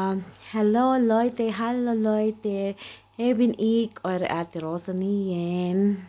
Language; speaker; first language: German; non-native, learner; Filipino